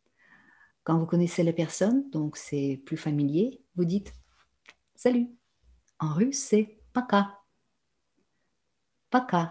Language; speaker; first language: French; non-native, fluent; Russian